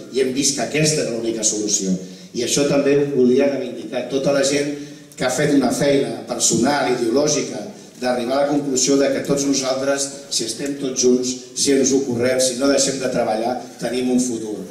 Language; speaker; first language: Catalan; non-native, local second language; Spanish